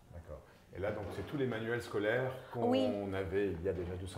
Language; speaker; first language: French; native; French